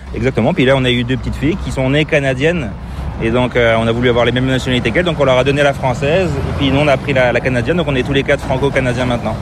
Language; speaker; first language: French; native; French